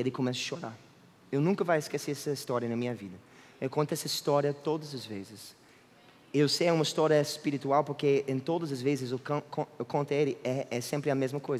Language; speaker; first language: Portuguese; non-native, fluent; English